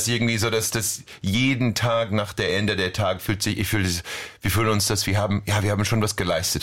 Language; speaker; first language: German; non-native, fluent; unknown